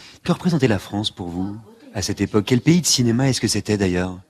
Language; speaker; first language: French; native; French